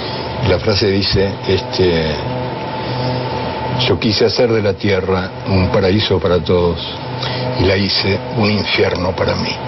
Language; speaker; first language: Spanish; native; Spanish